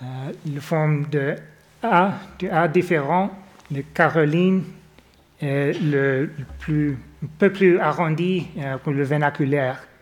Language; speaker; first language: French; non-native, fluent; English